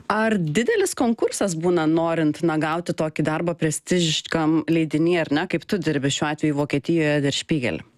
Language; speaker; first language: Lithuanian; native; Lithuanian